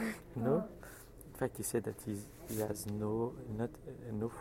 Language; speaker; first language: English; non-native, fluent; French